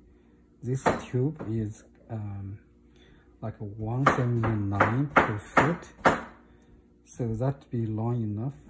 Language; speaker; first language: English; non-native, fluent; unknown